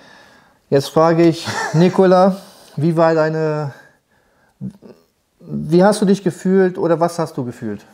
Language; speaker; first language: German; native; German